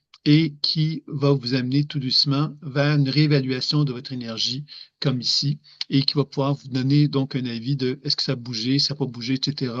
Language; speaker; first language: French; native; French